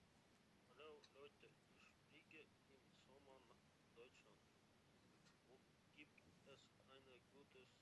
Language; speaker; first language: German; non-native, learner; Macedonian